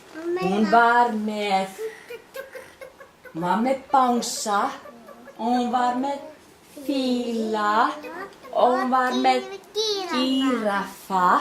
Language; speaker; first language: Icelandic; non-native, fluent; Danish